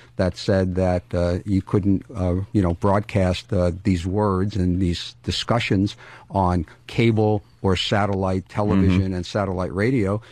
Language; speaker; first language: English; native; English